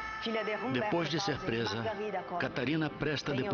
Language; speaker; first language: Portuguese; native; Portuguese